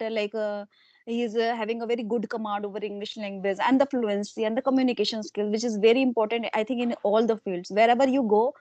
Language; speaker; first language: English; non-native, local second language; Hindi